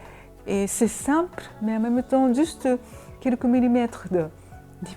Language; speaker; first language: French; non-native, fluent; Japanese